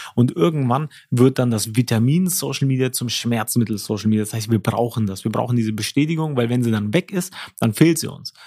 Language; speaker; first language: German; native; German